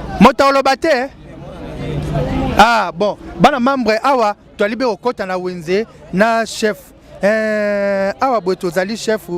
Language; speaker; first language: Lingala; native; Lingala